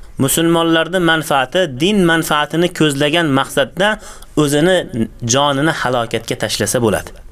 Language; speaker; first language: Uzbek; native; Uzbek